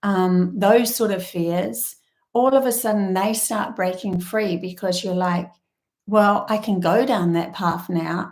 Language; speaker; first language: English; native; English